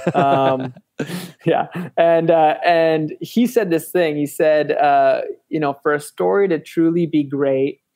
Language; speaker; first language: English; native; English